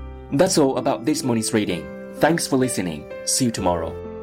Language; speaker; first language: English; non-native, fluent; Chinese